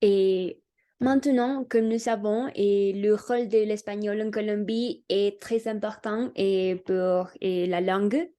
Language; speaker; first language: French; non-native, learner; Spanish